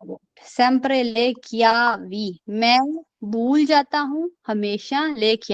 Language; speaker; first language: Italian; non-native, fluent; Urdu